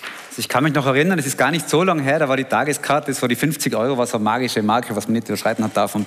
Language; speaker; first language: German; native; German